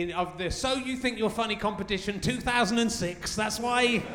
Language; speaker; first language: English; native; English